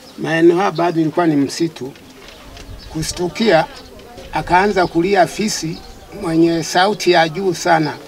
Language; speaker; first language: Swahili; non-native, local second language; Sukuma